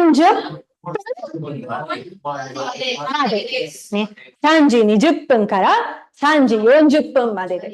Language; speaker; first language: Japanese; non-native, fluent; Tamil